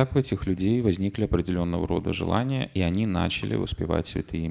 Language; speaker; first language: Russian; native; Russian